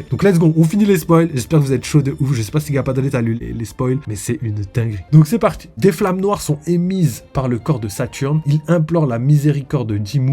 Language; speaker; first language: French; native; French